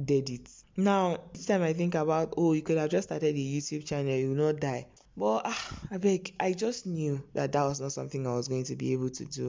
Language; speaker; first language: English; non-native, local second language; Igbo